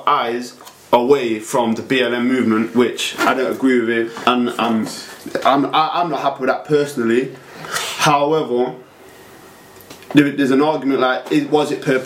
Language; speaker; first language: English; native; English